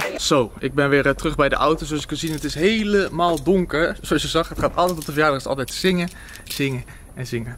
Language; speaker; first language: Dutch; native; Dutch